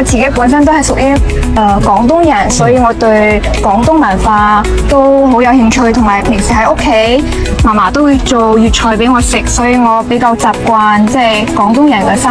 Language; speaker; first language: Cantonese; non-native, fluent; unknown